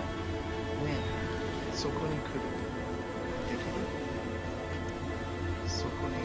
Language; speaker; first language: Japanese; non-native, learner; English